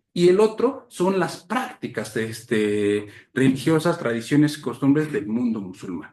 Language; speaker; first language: Spanish; native; Spanish